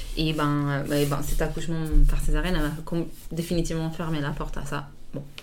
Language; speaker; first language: French; non-native, fluent; Italian